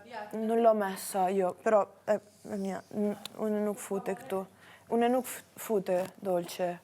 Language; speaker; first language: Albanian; non-native, learner; Romanian